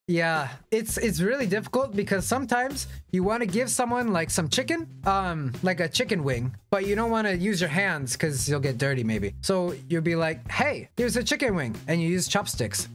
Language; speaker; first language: English; native; English